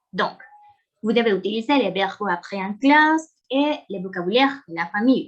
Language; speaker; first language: French; non-native, fluent; Spanish